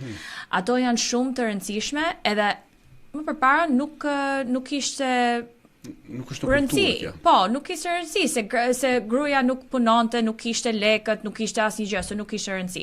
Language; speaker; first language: Albanian; early bilingual, heritage; Albanian